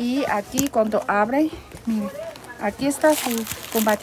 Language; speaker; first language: Spanish; non-native, learner; Chinese